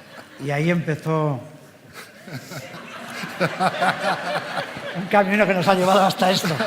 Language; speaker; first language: Spanish; native; Spanish